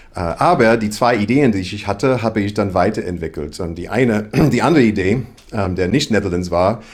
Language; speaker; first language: German; non-native, fluent; English